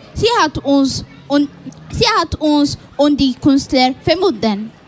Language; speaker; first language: German; non-native, learner; Somali